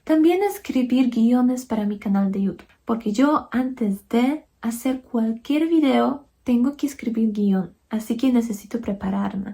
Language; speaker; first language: Spanish; non-native, fluent; Polish